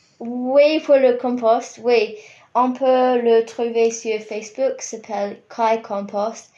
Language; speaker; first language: French; non-native, fluent; English